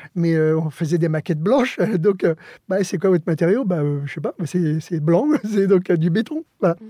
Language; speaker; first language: French; early bilingual, other home language; Spanish